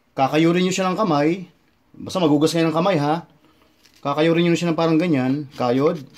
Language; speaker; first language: Filipino; non-native, local second language; Cebuano